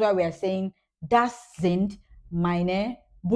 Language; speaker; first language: German; non-native, learner; English